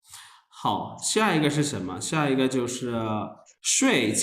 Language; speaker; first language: Chinese; non-native, learner; Urdu